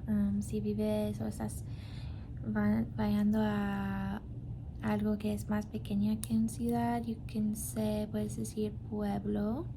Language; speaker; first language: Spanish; non-native, learner; English